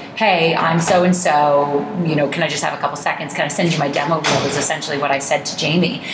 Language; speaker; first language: English; native; English